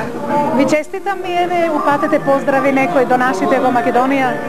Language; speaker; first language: Macedonian; native; Macedonian